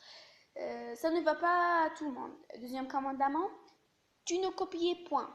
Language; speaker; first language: French; non-native, local second language; Arabic